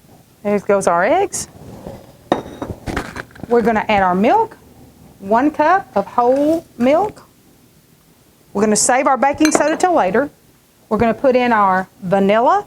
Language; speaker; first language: English; native; English